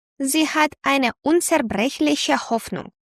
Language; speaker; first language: German; non-native, fluent; Ukrainian